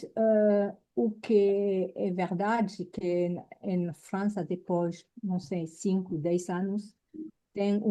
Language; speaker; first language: Portuguese; non-native, fluent; French